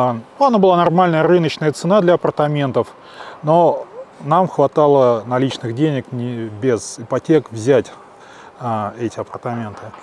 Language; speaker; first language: Russian; native; Russian